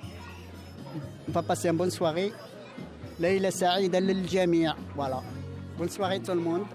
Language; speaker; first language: French; non-native, local second language; Arabic